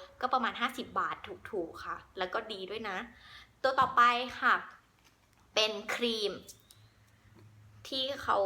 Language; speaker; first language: Thai; native; Thai